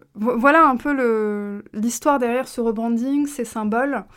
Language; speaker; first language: French; native; French